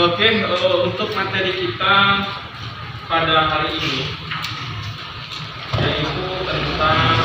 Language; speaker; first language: Indonesian; native; Indonesian